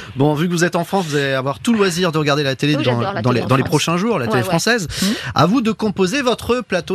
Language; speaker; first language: French; native; French